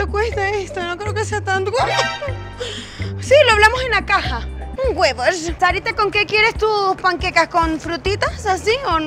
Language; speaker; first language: Spanish; native; Spanish